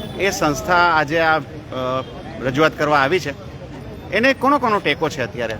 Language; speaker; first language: Gujarati; native; Gujarati